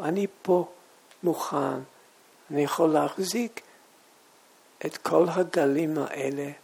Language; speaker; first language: Hebrew; non-native, fluent; English